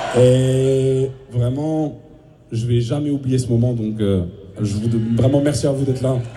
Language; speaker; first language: French; native; French